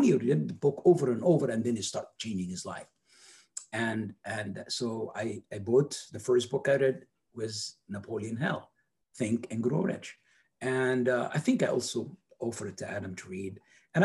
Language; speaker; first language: English; non-native, fluent; Arabic